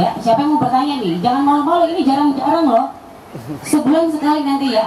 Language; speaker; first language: Indonesian; native; Indonesian